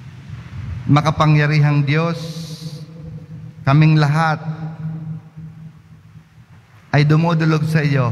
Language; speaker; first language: Filipino; native; Filipino